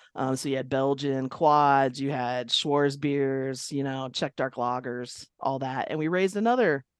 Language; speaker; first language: English; native; English